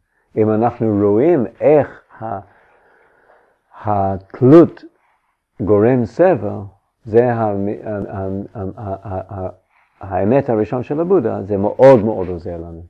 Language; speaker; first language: Hebrew; non-native, fluent; English